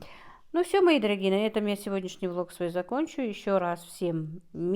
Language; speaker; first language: Russian; non-native, local second language; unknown